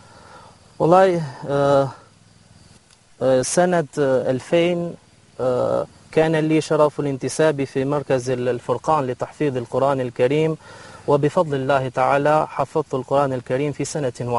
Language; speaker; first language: Arabic; non-native, local second language; Albanian